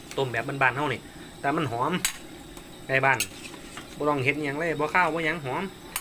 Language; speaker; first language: Thai; native; Thai